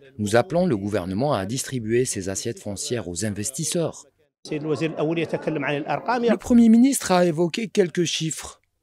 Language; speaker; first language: French; non-native, local second language; Arabic